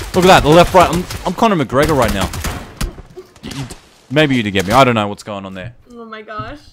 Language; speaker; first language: English; native; English